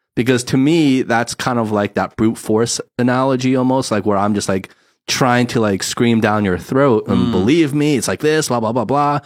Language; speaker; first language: English; native; English